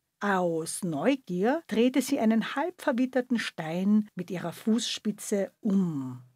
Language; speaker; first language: German; native; German